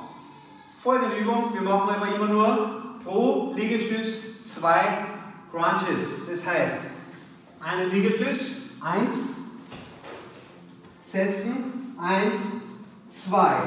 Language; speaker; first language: German; native; German